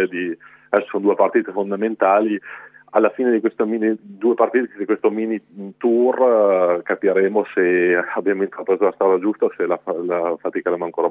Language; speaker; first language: Italian; native; Italian